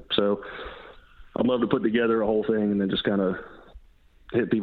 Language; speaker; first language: English; native; English